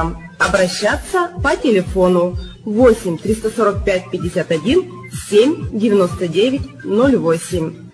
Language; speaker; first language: Russian; native; Russian